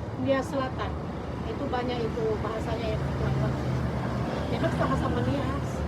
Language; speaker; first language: Indonesian; non-native, local second language; Nias